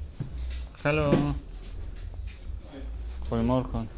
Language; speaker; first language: Dutch; non-native, learner; Turkish